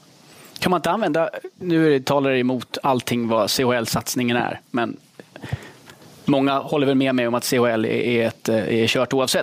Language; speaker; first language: Swedish; native; Swedish